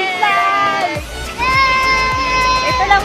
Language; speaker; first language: Filipino; non-native, local second language; Cebuano